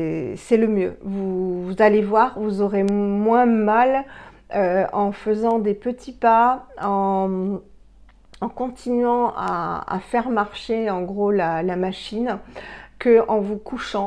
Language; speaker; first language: French; native; French